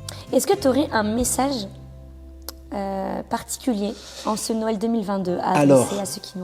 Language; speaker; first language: French; native; French